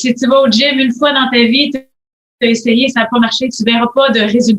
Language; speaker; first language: French; native; French